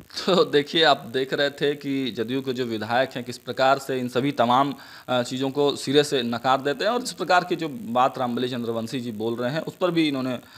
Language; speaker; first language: Hindi; native; Hindi